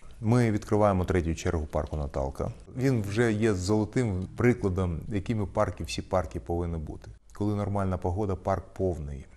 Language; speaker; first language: Ukrainian; non-native, local second language; Russian